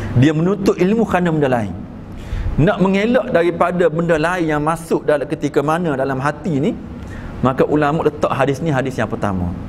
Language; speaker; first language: Malay; native; Malay